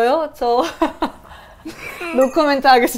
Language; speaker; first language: Korean; native; Korean